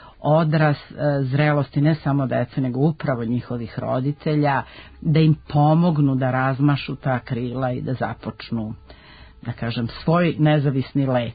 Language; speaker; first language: Serbian; native; Serbian